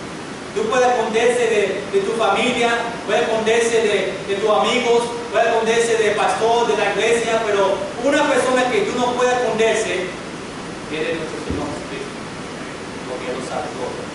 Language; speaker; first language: Spanish; non-native, fluent; English